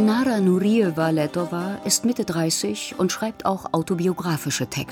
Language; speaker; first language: German; native; German